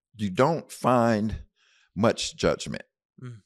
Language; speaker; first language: English; native; English